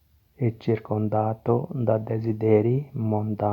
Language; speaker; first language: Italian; non-native, learner; Urdu